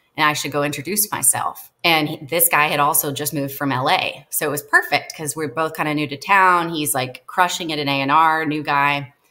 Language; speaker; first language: English; native; English